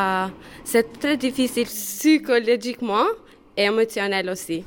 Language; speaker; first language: French; non-native, learner; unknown